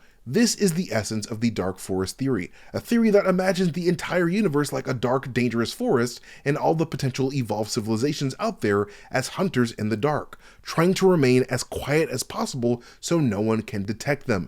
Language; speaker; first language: English; native; English